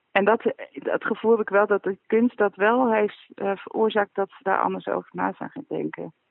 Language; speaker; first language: Dutch; native; Dutch